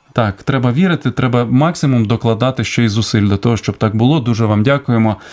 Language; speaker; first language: Ukrainian; native; Ukrainian